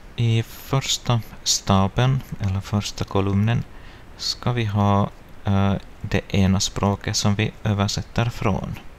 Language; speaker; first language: Swedish; native; Swedish